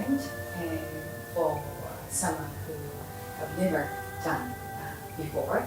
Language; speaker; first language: English; non-native, learner; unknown